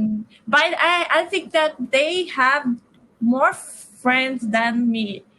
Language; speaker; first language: English; non-native, learner; Portuguese